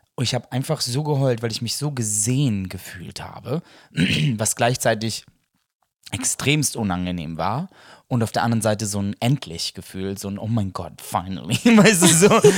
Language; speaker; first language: German; early bilingual, other home language; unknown